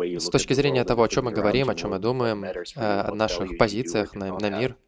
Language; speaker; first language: Russian; non-native, fluent; English